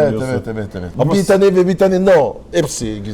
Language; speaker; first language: Turkish; non-native, learner; French